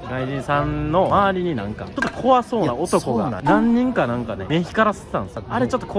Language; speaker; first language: Japanese; native; Japanese